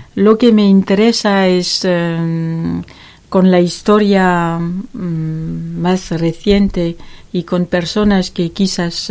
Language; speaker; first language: Spanish; non-native, learner; French